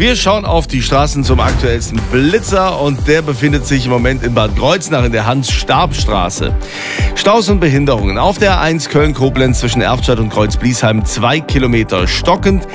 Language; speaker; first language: German; native; German